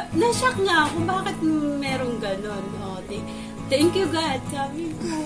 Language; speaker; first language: Filipino; non-native, local second language; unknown